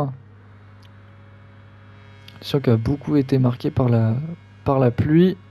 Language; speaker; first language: French; native; French